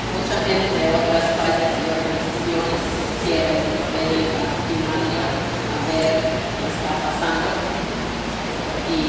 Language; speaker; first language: Spanish; non-native, learner; Finnish